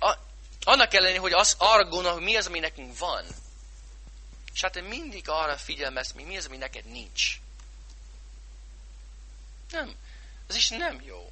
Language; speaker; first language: Hungarian; non-native, fluent; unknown